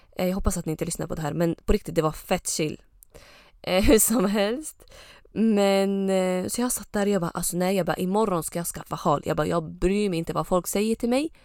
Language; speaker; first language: Swedish; early bilingual, other home language; Arabic